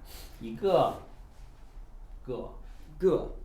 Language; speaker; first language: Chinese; non-native, learner; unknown